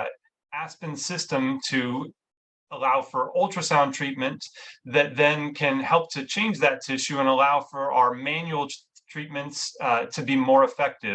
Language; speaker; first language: English; native; English